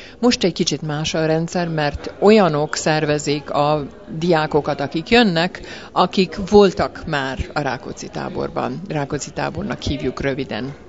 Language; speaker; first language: Hungarian; early bilingual, heritage; Hungarian